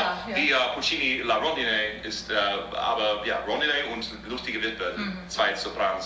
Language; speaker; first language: German; non-native, fluent; English